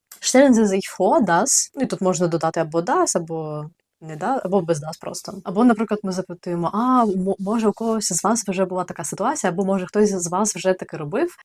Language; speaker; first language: Ukrainian; native; Ukrainian